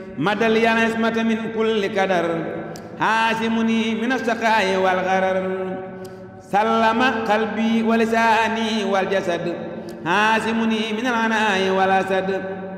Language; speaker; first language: Arabic; non-native, fluent; Wolof